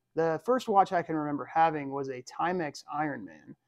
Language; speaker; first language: English; native; English